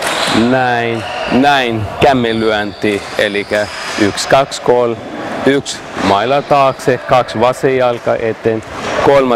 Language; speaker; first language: Finnish; non-native, learner; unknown